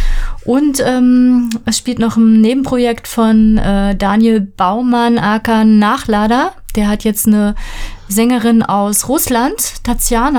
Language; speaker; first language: German; native; German